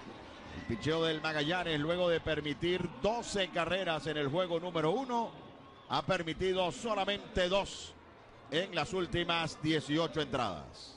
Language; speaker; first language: Spanish; native; Spanish